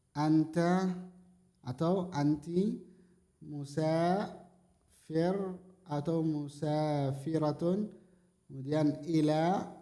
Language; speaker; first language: Arabic; non-native, fluent; Indonesian